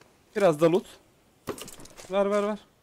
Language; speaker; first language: Turkish; native; Turkish